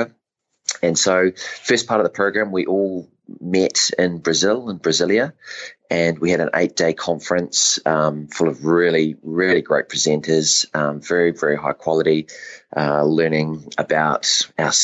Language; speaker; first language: English; native; English